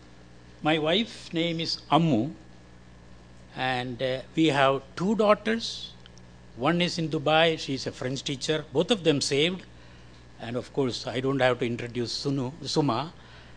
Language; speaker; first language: English; non-native, local second language; Malayalam